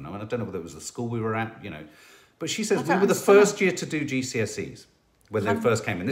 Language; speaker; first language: English; native; English